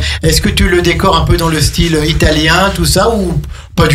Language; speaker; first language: French; native; French